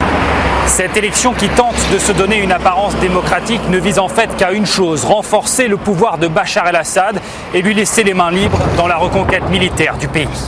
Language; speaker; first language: French; native; French